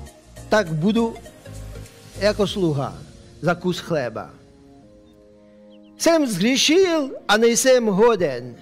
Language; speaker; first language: Czech; non-native, fluent; Russian